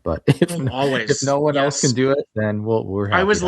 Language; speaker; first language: English; native; English